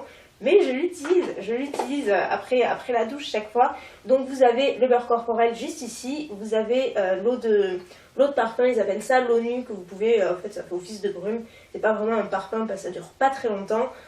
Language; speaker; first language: French; native; French